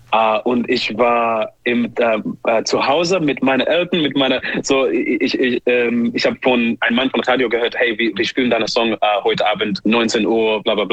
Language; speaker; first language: German; non-native, learner; English